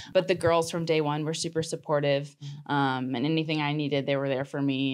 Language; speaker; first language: English; native; English